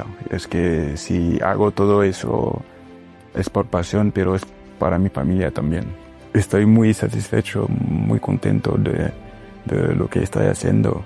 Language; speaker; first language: Spanish; non-native, fluent; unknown